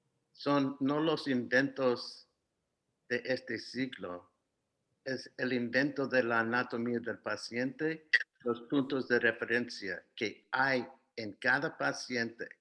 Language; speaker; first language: Spanish; non-native, fluent; English